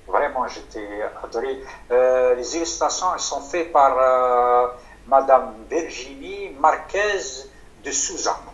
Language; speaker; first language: French; non-native, local second language; Arabic